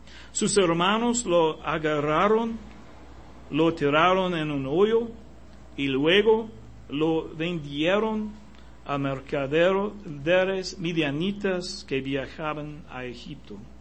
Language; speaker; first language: Spanish; non-native, fluent; English